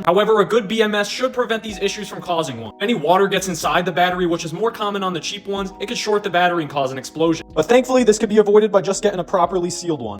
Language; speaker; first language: English; native; English